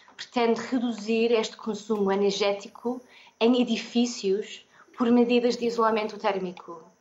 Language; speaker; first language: Portuguese; non-native, fluent; English